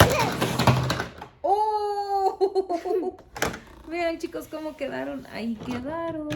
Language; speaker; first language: Spanish; native; Spanish